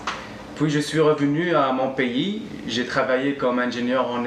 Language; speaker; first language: French; non-native, local second language; Arabic